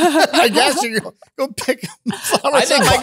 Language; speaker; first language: English; native; English